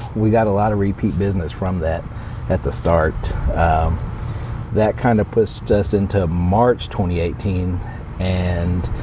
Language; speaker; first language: English; native; English